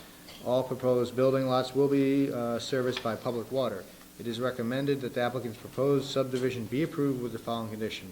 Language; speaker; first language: English; native; English